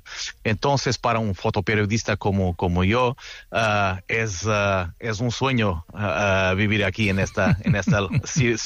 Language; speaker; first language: Spanish; non-native, fluent; Portuguese